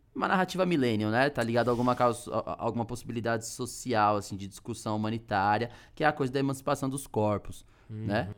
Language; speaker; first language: Portuguese; native; Portuguese